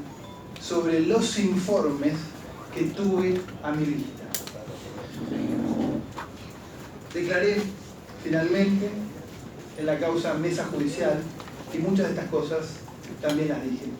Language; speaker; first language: Spanish; native; Spanish